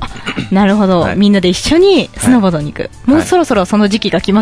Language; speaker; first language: Japanese; native; Japanese